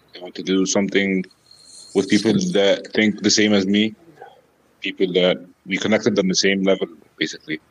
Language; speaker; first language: English; non-native, fluent; Arabic